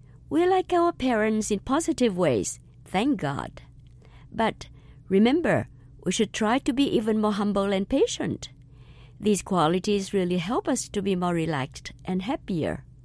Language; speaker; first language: English; non-native, fluent; Vietnamese